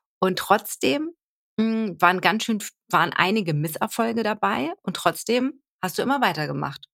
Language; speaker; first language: German; native; German